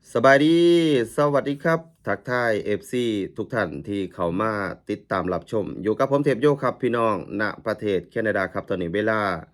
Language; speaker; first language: Thai; native; Thai